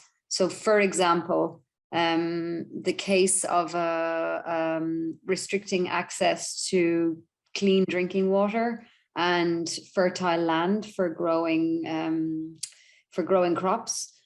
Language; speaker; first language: English; non-native, fluent; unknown